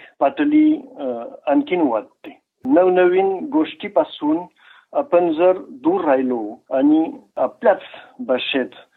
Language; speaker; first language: Marathi; non-native, fluent; French